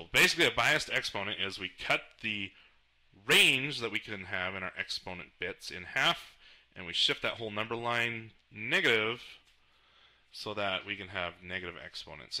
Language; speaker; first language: English; native; English